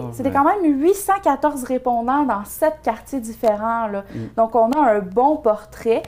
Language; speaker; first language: French; native; French